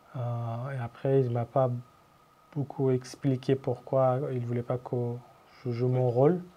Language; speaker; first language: French; non-native, fluent; Persian